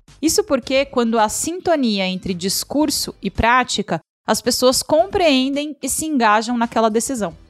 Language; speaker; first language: Portuguese; native; Portuguese